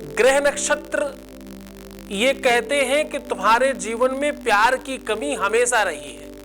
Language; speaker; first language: Hindi; native; Hindi